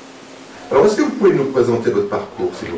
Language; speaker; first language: French; native; French